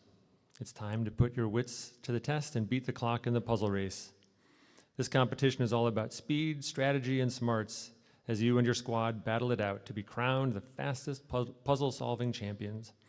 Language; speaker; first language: English; native; English